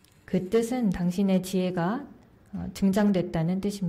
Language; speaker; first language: Korean; native; Korean